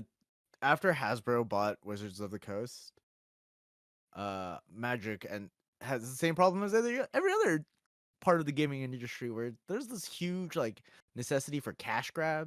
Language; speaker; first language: English; native; English